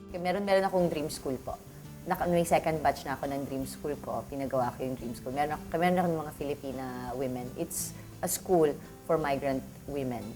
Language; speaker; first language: Filipino; native; Filipino